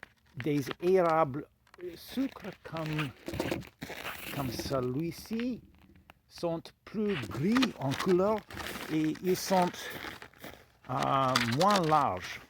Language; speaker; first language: French; non-native, fluent; English